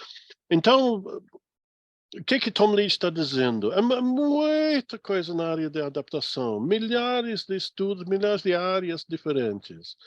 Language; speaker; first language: Portuguese; non-native, fluent; English